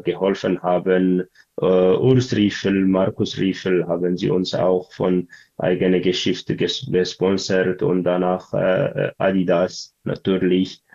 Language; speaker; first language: German; non-native, learner; Tigrinya